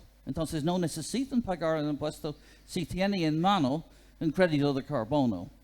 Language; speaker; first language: Spanish; non-native, fluent; English